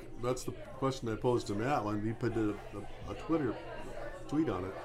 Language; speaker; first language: English; native; English